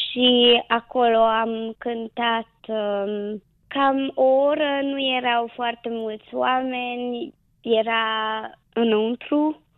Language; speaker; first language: Romanian; non-native, local second language; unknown